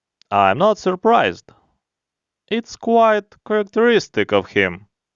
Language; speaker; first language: English; non-native, fluent; Ukrainian